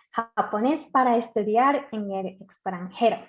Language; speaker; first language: Spanish; non-native, fluent; Japanese